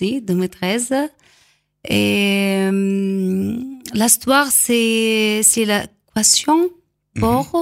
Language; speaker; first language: French; non-native, learner; Arabic